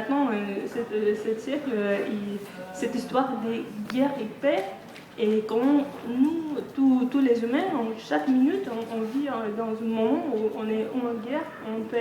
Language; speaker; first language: French; non-native, fluent; Russian